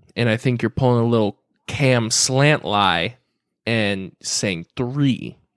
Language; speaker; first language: English; native; English